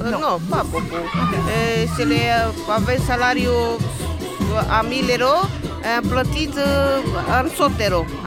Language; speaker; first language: French; non-native, learner; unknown